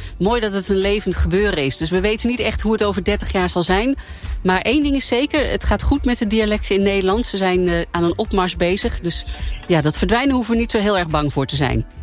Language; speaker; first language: Dutch; native; Dutch